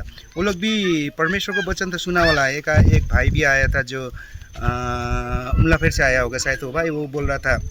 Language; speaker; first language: Hindi; non-native, local second language; Nepali